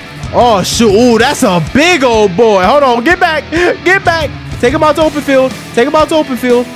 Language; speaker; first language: English; native; English